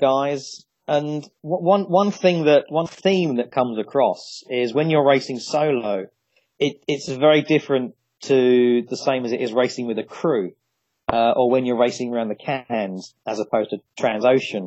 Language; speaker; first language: English; native; English